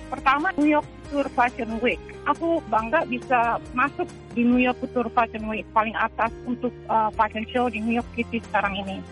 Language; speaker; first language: Indonesian; native; Indonesian